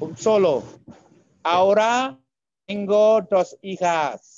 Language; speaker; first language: Spanish; non-native, learner; Indonesian